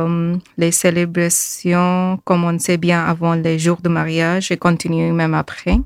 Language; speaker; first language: French; non-native, fluent; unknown